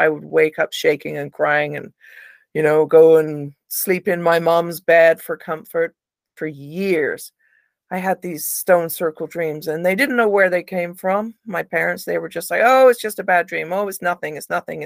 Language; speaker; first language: English; native; English